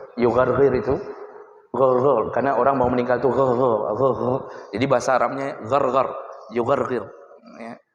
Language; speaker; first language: Malay; native; Malay